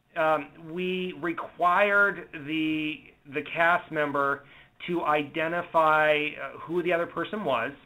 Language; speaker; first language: English; native; English